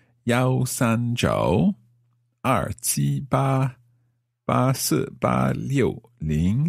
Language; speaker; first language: Chinese; non-native, learner; English